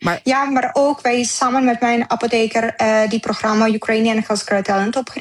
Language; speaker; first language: Dutch; non-native, learner; Ukrainian